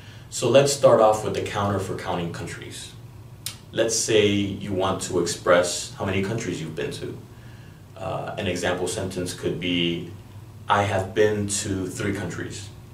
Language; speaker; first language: English; early bilingual, other home language; Spanish